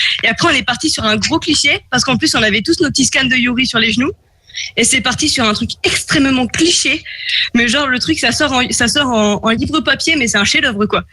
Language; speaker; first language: French; native; French